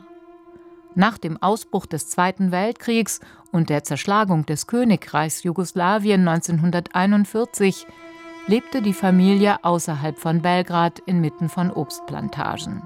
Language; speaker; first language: German; native; German